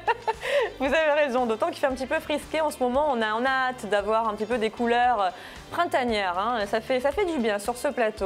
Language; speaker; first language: French; native; French